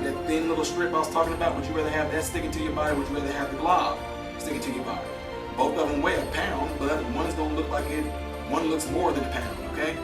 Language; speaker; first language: English; native; English